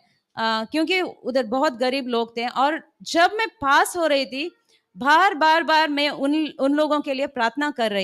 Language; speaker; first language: Hindi; non-native, local second language; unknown